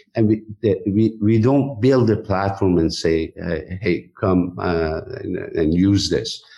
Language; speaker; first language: English; non-native, fluent; Persian